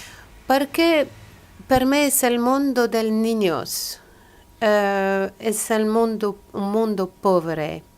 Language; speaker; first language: Spanish; non-native, learner; French